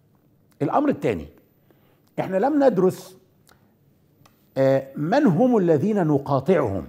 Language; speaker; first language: Arabic; native; Arabic